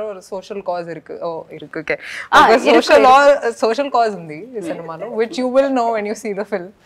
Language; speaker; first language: Telugu; non-native, fluent; Hindi